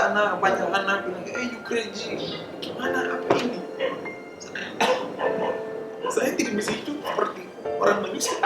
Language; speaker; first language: Indonesian; early bilingual, other home language; English